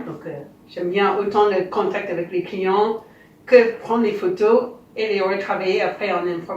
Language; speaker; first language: French; non-native, fluent; English